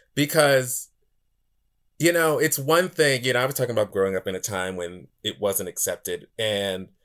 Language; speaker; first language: English; native; English